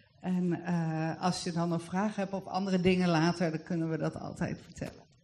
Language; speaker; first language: Dutch; native; Dutch